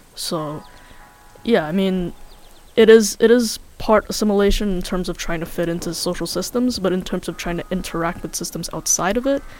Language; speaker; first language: English; early bilingual, other home language; Filipino